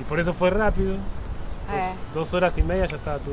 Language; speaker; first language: Portuguese; non-native, fluent; Spanish